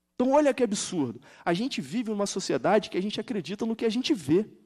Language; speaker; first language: Portuguese; native; Portuguese